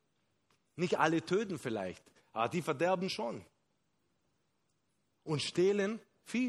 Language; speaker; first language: German; non-native, fluent; Spanish